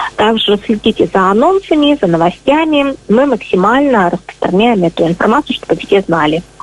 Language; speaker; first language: Russian; native; Russian